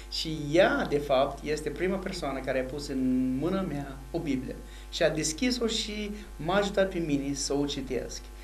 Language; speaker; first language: Romanian; non-native, fluent; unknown